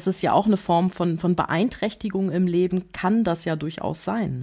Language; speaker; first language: German; native; German